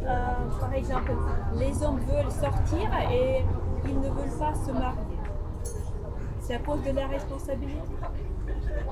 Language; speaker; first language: French; non-native, learner; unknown